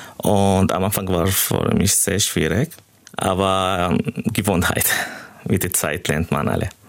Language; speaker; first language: German; non-native, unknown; Arabic